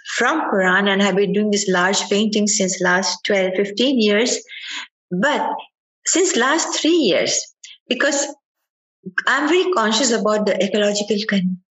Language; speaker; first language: English; non-native, local second language; Sindhi